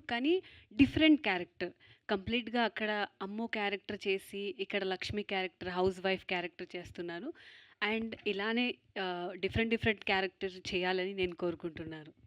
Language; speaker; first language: Telugu; non-native, fluent; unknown